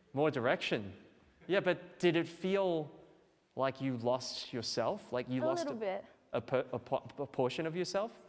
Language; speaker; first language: English; native; English